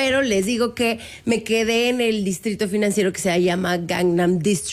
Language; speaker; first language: Spanish; native; Spanish